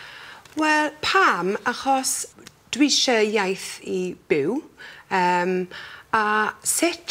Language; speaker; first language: Welsh; non-native, learner; English